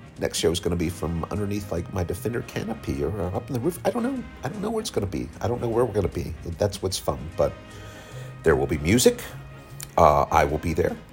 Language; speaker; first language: English; native; English